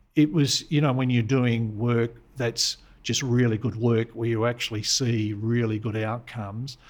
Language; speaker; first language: English; native; English